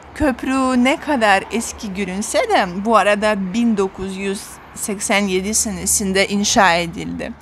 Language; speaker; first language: Turkish; non-native, fluent; Russian